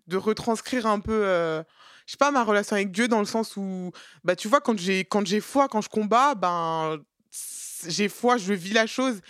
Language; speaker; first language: French; native; French